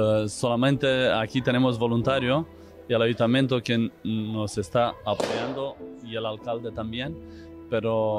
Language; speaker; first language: Spanish; non-native, fluent; Romanian